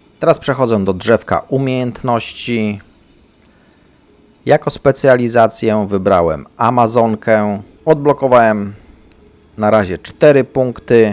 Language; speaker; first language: Polish; native; Polish